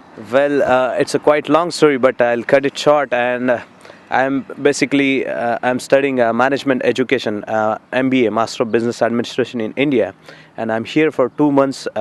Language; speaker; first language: English; non-native, local second language; Marathi